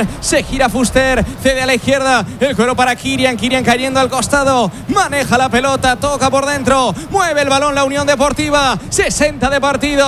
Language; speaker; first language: Spanish; native; Spanish